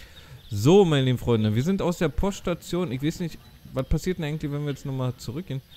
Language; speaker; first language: German; native; German